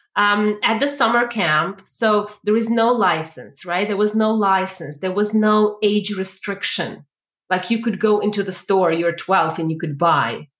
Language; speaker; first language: English; non-native, fluent; Ukrainian